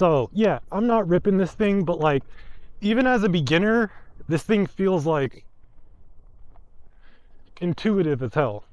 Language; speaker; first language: English; native; English